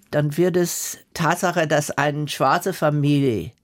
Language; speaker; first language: German; non-native, fluent; English